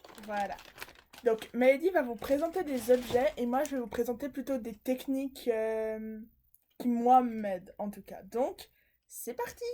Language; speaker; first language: French; native; French